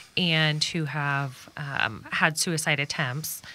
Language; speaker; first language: English; native; English